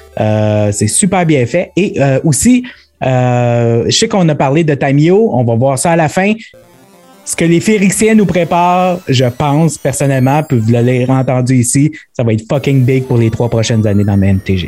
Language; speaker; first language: French; native; French